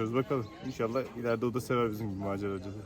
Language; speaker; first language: Turkish; native; Turkish